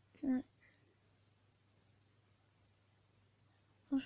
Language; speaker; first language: French; native; French